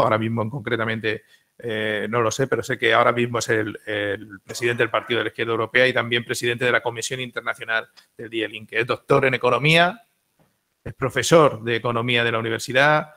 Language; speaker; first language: Spanish; native; Spanish